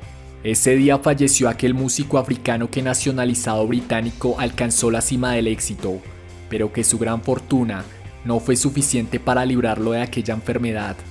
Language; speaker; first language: Spanish; native; Spanish